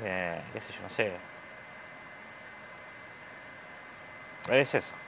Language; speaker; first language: Spanish; native; Spanish